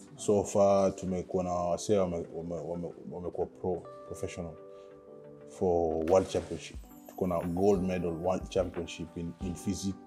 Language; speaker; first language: Swahili; native; Swahili